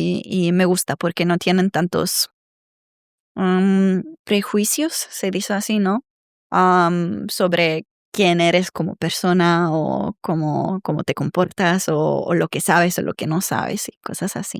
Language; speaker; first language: Spanish; non-native, fluent; Serbian